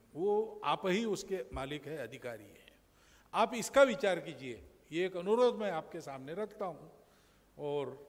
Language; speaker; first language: Hindi; non-native, local second language; Marathi